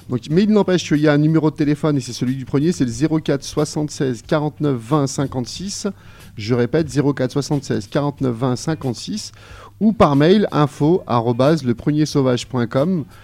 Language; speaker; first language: French; native; French